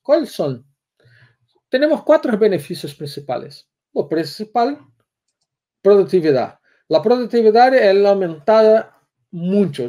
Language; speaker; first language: Spanish; non-native, learner; Portuguese